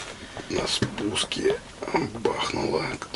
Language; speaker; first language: Russian; native; Russian